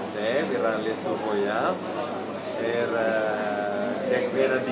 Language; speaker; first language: Lithuanian; non-native, learner; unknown